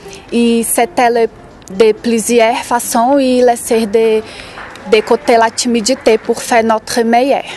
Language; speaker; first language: French; non-native, learner; Portuguese